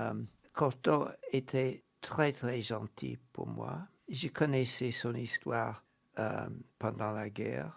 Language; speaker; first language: French; non-native, fluent; English